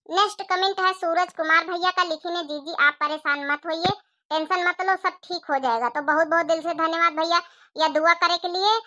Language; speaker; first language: Hindi; native; Hindi